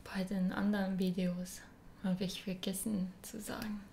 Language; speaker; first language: German; non-native, learner; Japanese